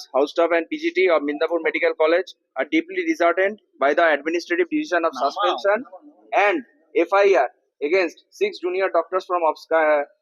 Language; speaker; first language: English; non-native, local second language; Bangla